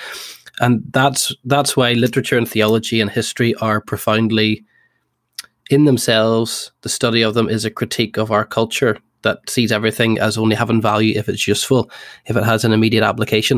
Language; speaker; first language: English; native; English